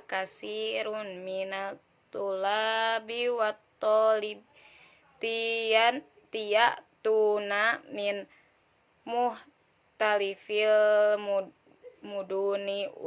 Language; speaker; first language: Arabic; non-native, learner; Indonesian